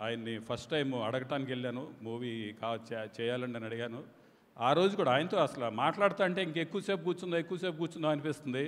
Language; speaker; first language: Telugu; native; Telugu